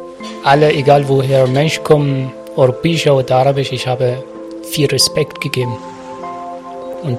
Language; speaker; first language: German; non-native, learner; Arabic